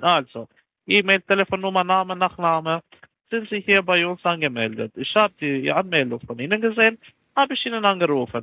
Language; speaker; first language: German; non-native, learner; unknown